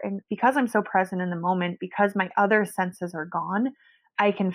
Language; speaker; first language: English; native; English